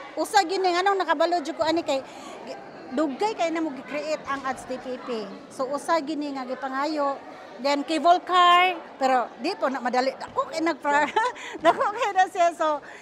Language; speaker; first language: Cebuano; non-native, local second language; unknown